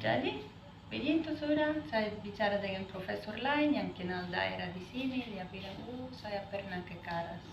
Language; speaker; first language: Indonesian; non-native, fluent; Dutch